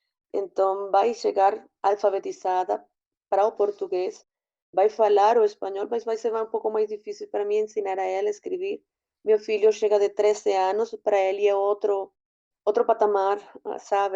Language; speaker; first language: Portuguese; non-native, fluent; Spanish